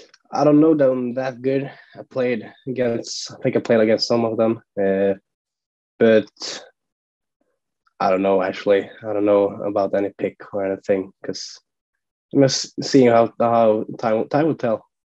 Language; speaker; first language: English; non-native, fluent; Swedish